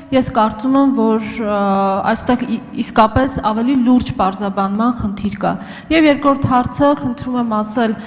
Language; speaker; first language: Armenian; native; Armenian